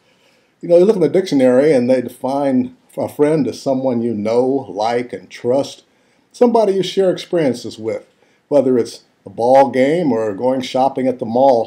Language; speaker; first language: English; native; English